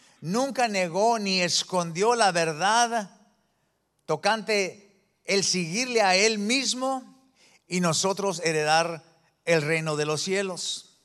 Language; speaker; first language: Spanish; early bilingual, heritage; Spanish